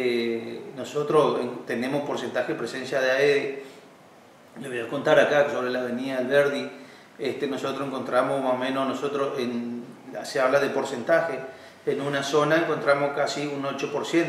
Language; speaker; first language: Spanish; native; Spanish